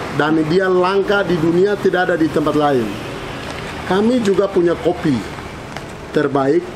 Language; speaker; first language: Indonesian; non-native, local second language; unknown